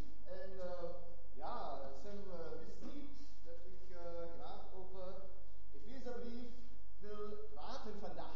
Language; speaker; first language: German; non-native, learner; Dutch